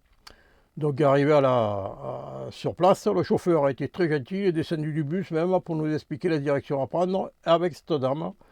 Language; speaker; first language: French; native; French